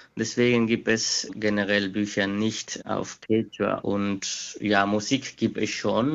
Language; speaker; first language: German; non-native, fluent; Quechua